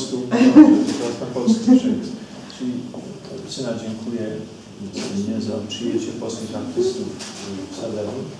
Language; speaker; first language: Polish; early bilingual, heritage; Polish